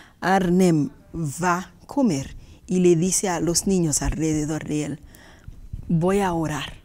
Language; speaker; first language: Spanish; non-native, fluent; Haitian Creole